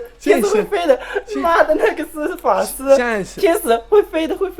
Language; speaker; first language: Chinese; early bilingual, heritage; Chinese